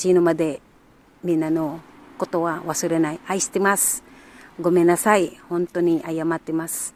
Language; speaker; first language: Japanese; non-native, learner; Filipino